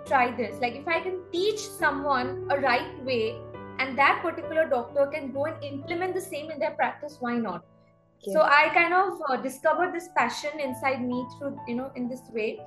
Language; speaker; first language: English; non-native, local second language; Assamese